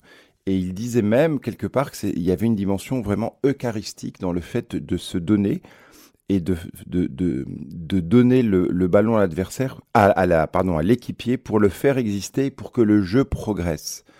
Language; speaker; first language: French; native; French